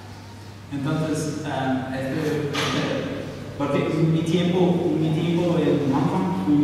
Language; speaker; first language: Spanish; non-native, learner; Arabic